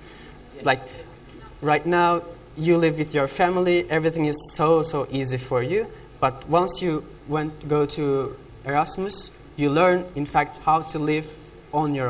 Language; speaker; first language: English; non-native, fluent; Turkish